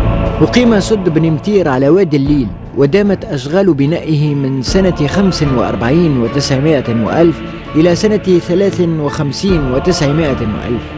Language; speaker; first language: Arabic; native; Arabic